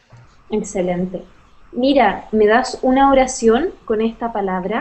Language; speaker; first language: Spanish; native; Spanish